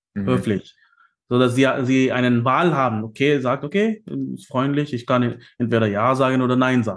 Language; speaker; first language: German; non-native, fluent; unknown